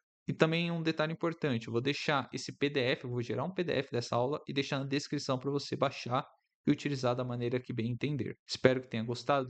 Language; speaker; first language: Portuguese; native; Portuguese